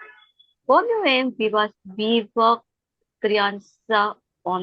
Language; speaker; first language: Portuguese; non-native, learner; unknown